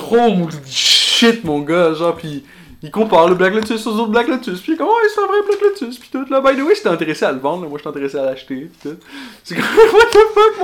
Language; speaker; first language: French; native; French